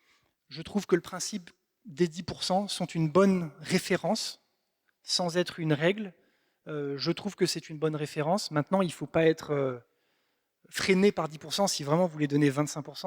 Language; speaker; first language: French; native; French